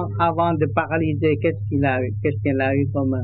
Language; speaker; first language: French; non-native, learner; Vietnamese